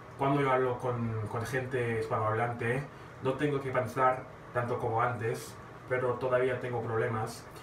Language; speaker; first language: Spanish; non-native, learner; English